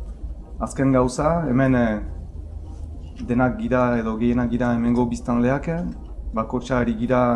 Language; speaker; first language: Basque; native; Basque